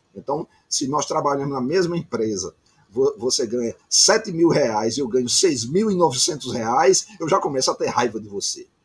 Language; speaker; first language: Portuguese; native; Portuguese